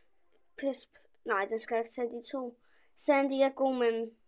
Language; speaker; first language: Danish; early bilingual, other home language; Polish